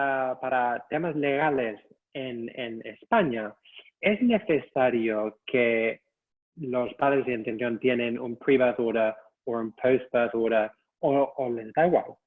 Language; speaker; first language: Spanish; non-native, fluent; English